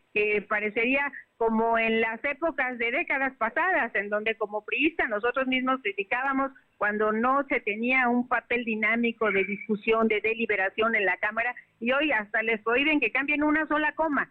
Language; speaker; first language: Spanish; native; Spanish